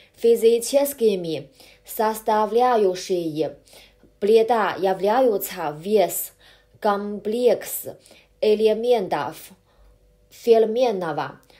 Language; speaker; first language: Russian; non-native, learner; Chinese